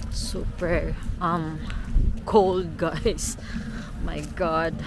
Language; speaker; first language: English; non-native, learner; Filipino